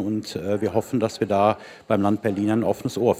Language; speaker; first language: German; native; German